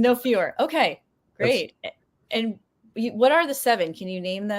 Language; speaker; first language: English; native; English